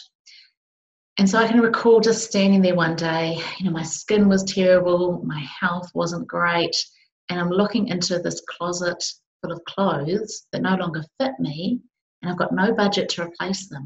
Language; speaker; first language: English; native; English